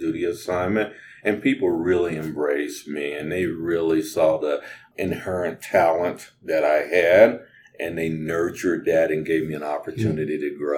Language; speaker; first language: English; native; English